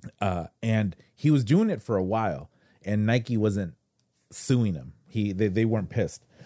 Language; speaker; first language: English; native; English